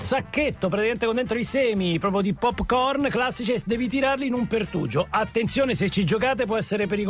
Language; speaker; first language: Italian; native; Italian